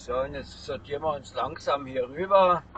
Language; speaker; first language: German; native; German